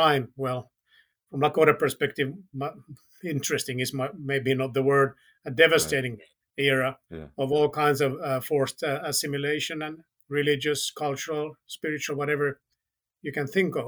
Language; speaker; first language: English; non-native, fluent; Finnish